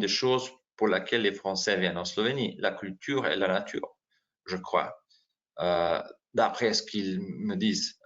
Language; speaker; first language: French; non-native, fluent; Slovenian